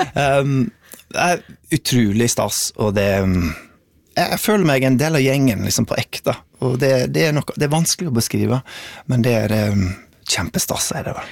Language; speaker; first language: Norwegian; non-native, fluent; English